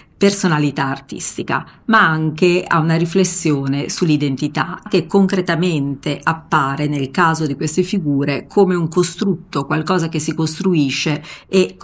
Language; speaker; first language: Italian; native; Italian